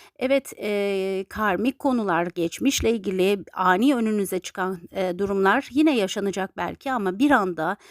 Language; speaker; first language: Turkish; native; Turkish